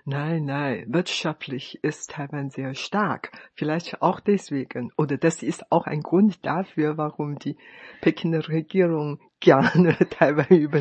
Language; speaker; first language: German; non-native, fluent; Chinese